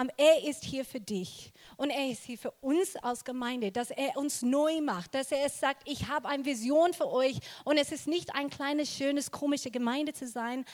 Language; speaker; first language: German; non-native, fluent; English